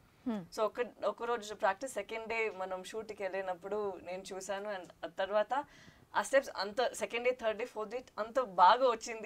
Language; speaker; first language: Telugu; non-native, learner; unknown